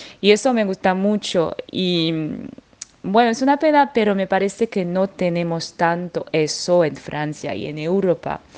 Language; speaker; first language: Spanish; non-native, fluent; French